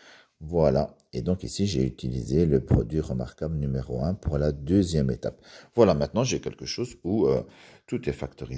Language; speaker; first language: French; native; French